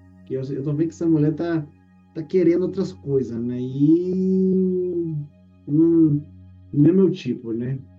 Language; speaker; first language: Portuguese; native; Portuguese